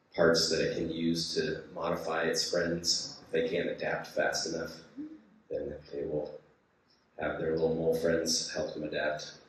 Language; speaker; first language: English; native; English